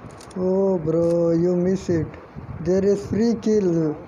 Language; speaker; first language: English; non-native, learner; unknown